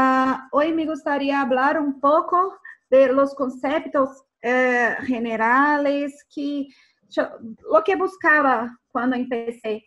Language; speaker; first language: Spanish; non-native, fluent; Portuguese